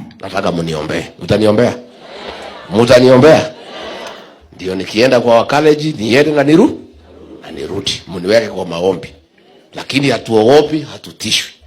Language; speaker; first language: Swahili; non-native, local second language; Kikuyu